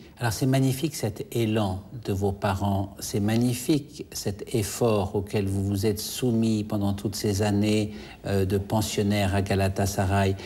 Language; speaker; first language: French; native; French